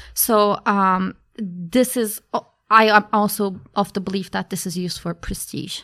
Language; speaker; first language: English; non-native, fluent; Turkish